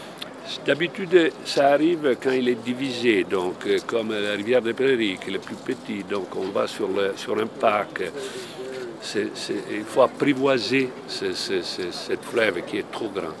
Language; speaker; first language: French; non-native, fluent; Italian